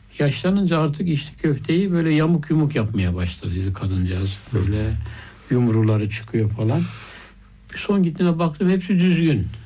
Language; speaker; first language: Turkish; native; Turkish